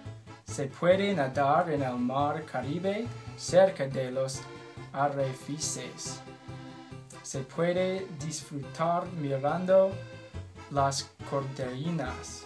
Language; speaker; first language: Spanish; non-native, learner; English